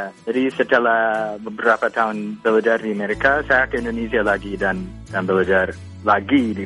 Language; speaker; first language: Indonesian; non-native, fluent; English